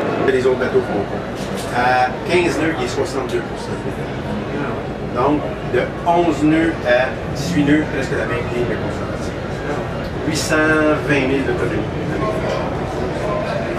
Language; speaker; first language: French; native; French